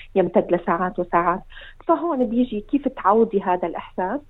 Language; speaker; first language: Arabic; native; Arabic